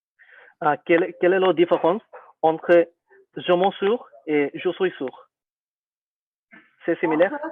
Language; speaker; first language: French; non-native, learner; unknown